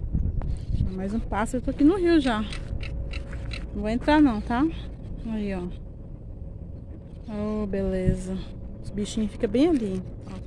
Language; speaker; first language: Portuguese; native; Portuguese